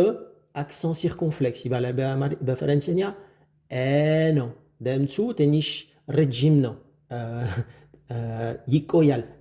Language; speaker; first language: Amharic; non-native, fluent; French